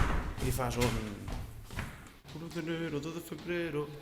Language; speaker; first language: Spanish; non-native, local second language; Catalan